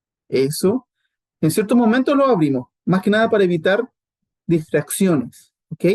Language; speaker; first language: Spanish; native; Spanish